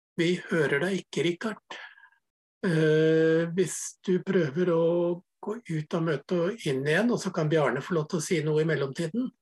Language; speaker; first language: Norwegian; native; Norwegian